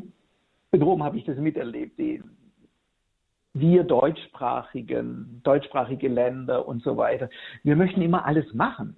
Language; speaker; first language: German; native; German